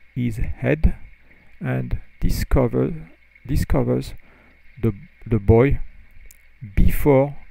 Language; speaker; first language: English; non-native, fluent; French